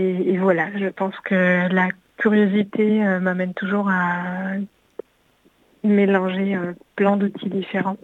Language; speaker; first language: French; non-native, fluent; Hebrew